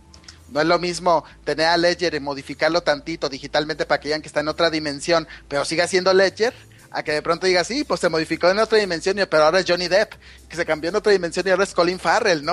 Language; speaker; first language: Spanish; native; Spanish